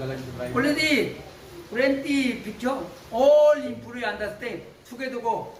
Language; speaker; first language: English; non-native, learner; Korean